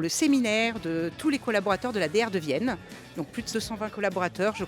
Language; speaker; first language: French; native; French